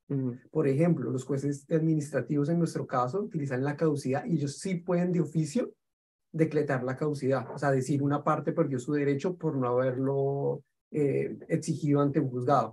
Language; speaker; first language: Spanish; native; Spanish